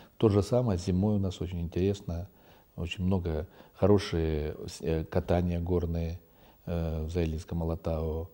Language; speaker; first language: Russian; non-native, local second language; Kazakh